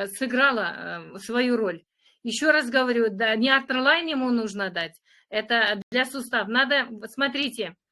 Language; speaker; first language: Russian; non-native, local second language; Kazakh